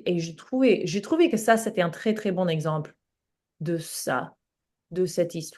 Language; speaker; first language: French; non-native, fluent; English